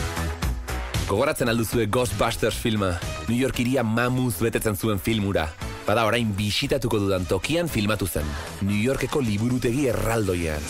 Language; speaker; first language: Basque; native; Basque